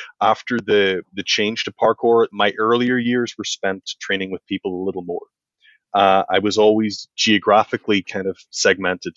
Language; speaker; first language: English; native; English